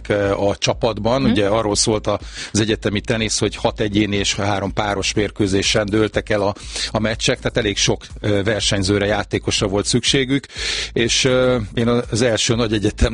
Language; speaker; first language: Hungarian; native; Hungarian